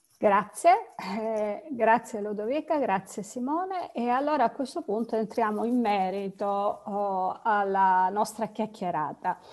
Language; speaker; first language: Italian; native; Italian